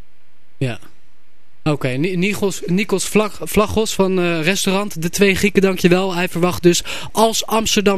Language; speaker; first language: Dutch; native; Dutch